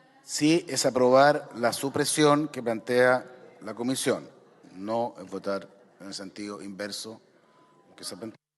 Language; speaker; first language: Spanish; native; Spanish